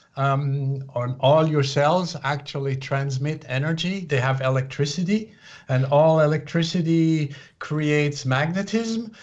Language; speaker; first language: English; non-native, fluent; Swiss German